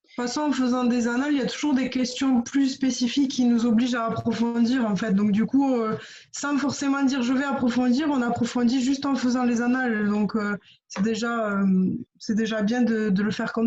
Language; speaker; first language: French; native; French